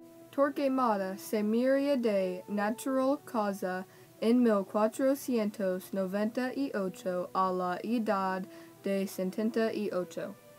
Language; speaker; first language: Spanish; non-native, learner; English